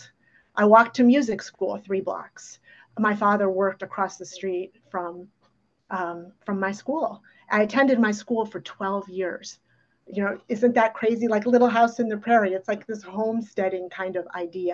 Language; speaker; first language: English; early bilingual, other home language; Ukrainian